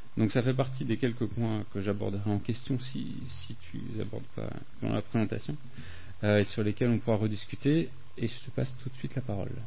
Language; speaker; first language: French; native; French